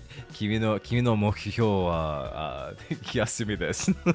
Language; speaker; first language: Japanese; non-native, learner; English